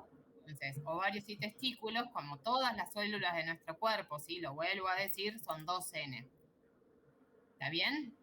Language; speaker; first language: Spanish; native; Spanish